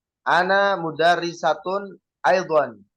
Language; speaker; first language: Arabic; non-native, fluent; Indonesian